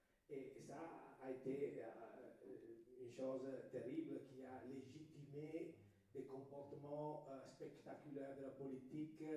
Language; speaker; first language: French; non-native, fluent; Italian